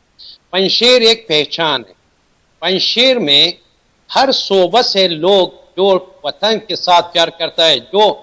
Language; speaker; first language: Hindi; non-native, learner; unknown